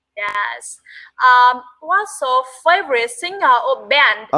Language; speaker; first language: English; non-native, learner; Vietnamese